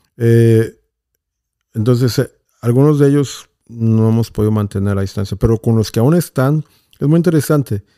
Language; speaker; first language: Spanish; native; Spanish